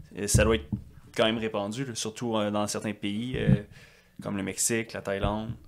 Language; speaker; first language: French; native; French